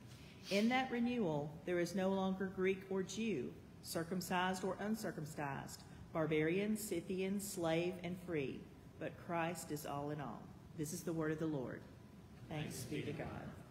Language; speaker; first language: English; native; English